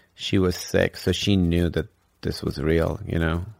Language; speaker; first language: English; non-native, local second language; Urdu